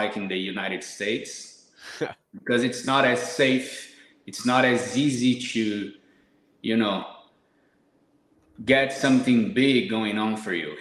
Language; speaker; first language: English; non-native, fluent; Portuguese